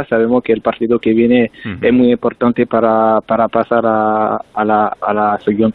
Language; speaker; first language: Spanish; non-native, fluent; French